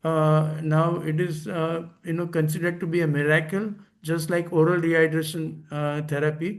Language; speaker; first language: English; non-native, local second language; Gujarati